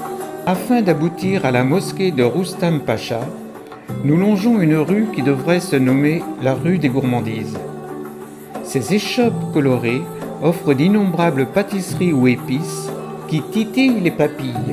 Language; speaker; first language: French; native; French